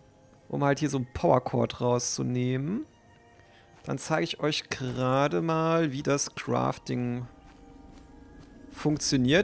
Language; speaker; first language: German; native; German